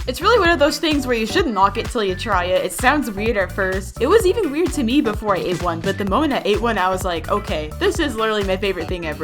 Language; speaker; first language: English; native; English